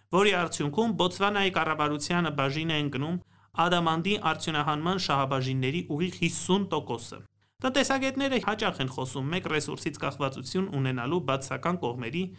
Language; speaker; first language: Armenian; native; Armenian